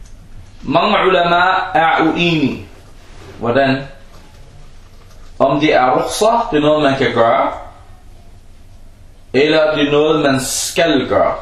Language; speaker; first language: Danish; non-native, fluent; Arabic